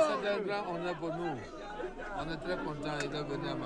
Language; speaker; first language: French; non-native, learner; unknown